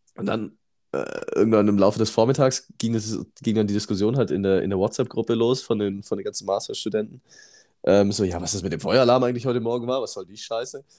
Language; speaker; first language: German; native; German